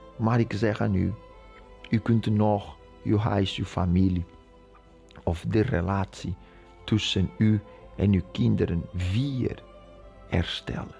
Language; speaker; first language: Dutch; non-native, fluent; Portuguese